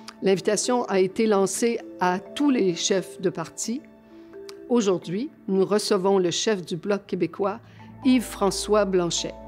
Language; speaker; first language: French; native; French